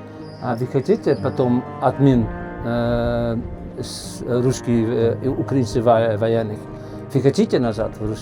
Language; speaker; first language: Russian; non-native, learner; Dutch